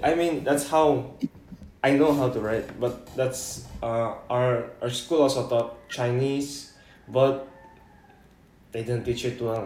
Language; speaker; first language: English; non-native, local second language; Filipino